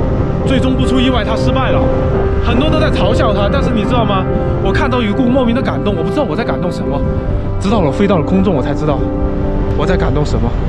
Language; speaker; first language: Chinese; native; Chinese